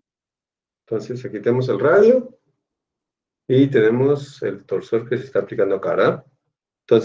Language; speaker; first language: Spanish; native; Spanish